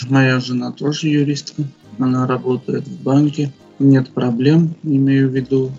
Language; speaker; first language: Russian; non-native, fluent; Armenian